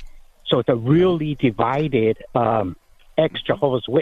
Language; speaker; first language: English; non-native, fluent; Spanish